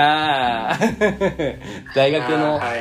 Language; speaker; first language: Japanese; non-native, learner; English